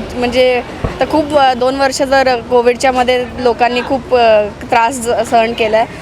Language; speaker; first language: Marathi; native; Marathi